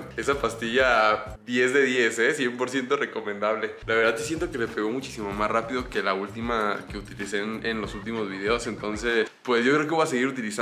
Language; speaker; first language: Spanish; native; Spanish